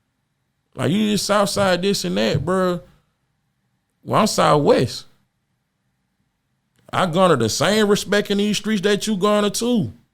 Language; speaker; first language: English; native; English